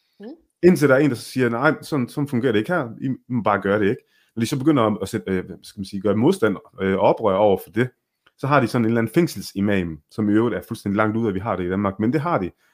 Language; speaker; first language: Danish; early bilingual, other home language; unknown